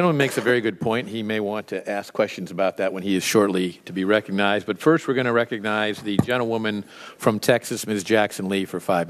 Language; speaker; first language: English; native; English